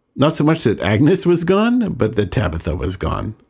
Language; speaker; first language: English; native; English